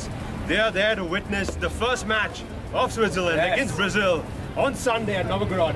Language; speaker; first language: English; native; English